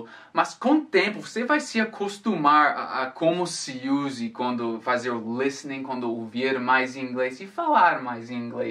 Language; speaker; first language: Portuguese; non-native, fluent; English